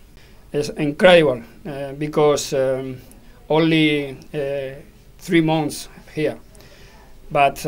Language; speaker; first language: English; non-native, learner; Spanish